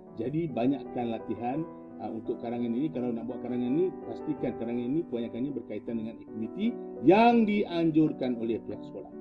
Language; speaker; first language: Malay; native; Malay